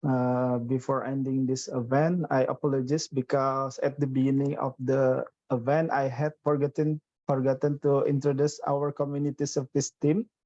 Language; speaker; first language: English; non-native, fluent; Indonesian